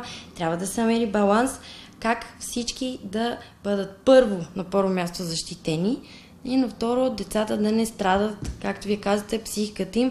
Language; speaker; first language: Bulgarian; native; Bulgarian